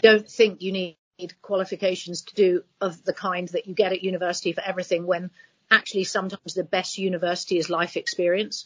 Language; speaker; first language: English; native; English